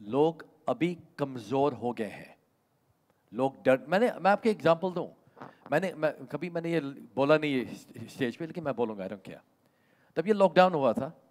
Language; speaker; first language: Hindi; native; Hindi